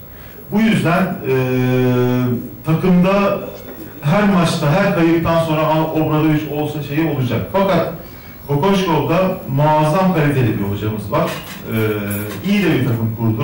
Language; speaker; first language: Turkish; native; Turkish